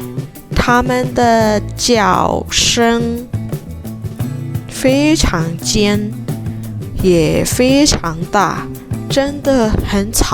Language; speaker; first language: Chinese; non-native, fluent; Burmese